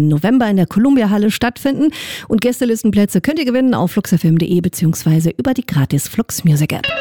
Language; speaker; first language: German; native; German